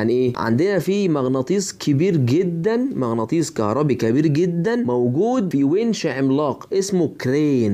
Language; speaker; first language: Arabic; native; Arabic